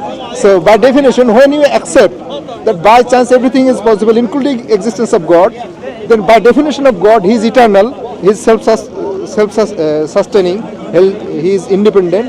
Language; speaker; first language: English; non-native, fluent; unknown